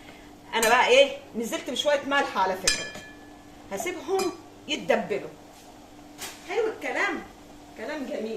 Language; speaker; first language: Arabic; native; Arabic